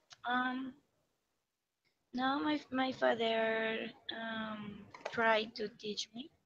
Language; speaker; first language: English; non-native, learner; Spanish